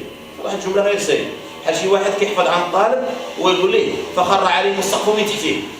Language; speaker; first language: Arabic; native; Arabic